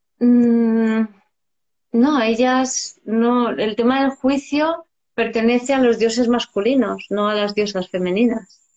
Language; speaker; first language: Spanish; native; Spanish